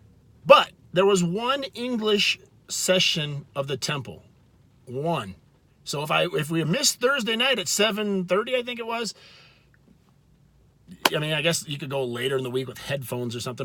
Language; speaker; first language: English; native; English